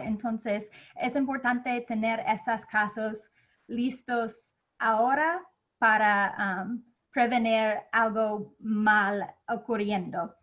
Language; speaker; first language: Spanish; non-native, fluent; English